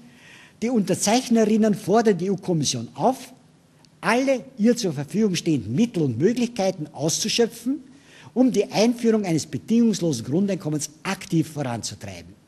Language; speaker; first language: German; native; German